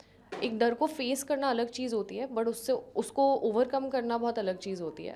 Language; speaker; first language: Hindi; native; Hindi